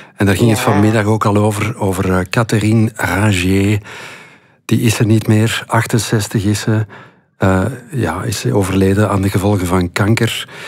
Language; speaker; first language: Dutch; native; Dutch